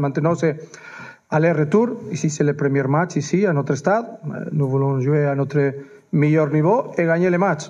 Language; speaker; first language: French; non-native, fluent; Spanish